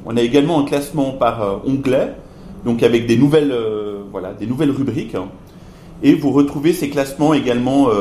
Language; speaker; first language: French; native; French